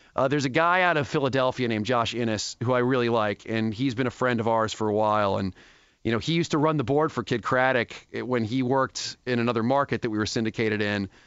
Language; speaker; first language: English; native; English